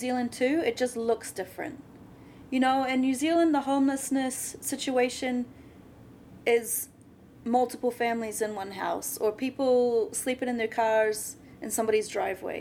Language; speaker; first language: English; native; English